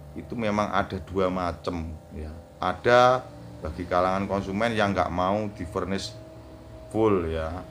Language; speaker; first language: Indonesian; non-native, local second language; Javanese